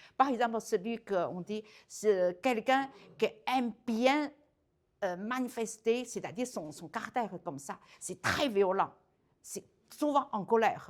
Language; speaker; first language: French; non-native, learner; Chinese